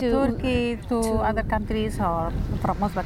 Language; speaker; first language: English; non-native, fluent; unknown